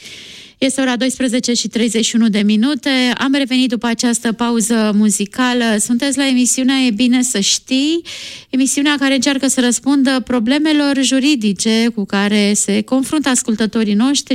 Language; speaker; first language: Romanian; native; Romanian